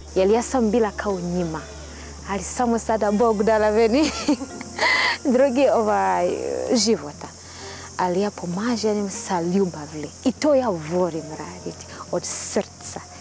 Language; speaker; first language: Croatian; non-native, learner; Swahili